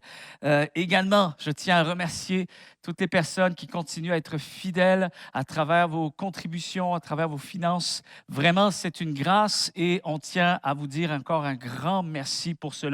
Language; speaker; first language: French; native; French